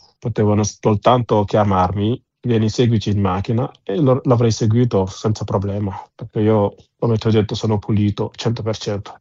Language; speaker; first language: Italian; non-native, fluent; Wolof